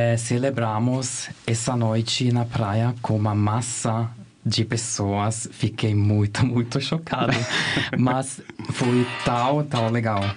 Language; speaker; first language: Portuguese; non-native, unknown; German